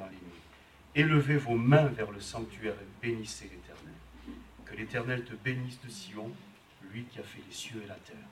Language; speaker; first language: French; native; French